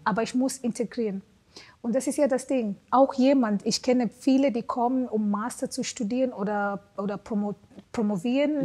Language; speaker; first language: German; non-native, fluent; Swahili